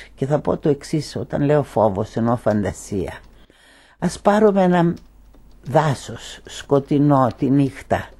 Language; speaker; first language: Greek; native; Greek